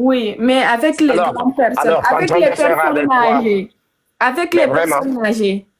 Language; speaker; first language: French; non-native, learner; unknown